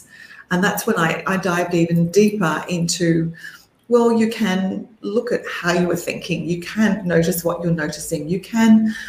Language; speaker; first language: English; native; English